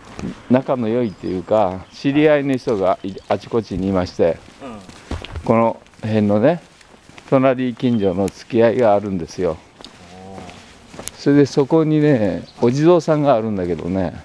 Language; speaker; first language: Japanese; native; Japanese